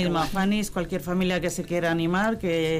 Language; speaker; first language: Spanish; native; Spanish